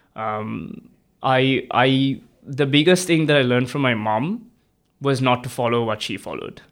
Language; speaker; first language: English; non-native, local second language; Tamil